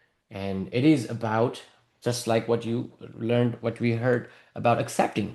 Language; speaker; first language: English; non-native, fluent; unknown